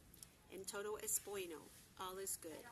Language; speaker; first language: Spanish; non-native, fluent; English